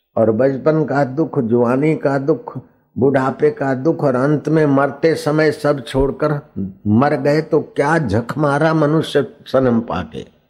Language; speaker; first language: Hindi; non-native, local second language; Sindhi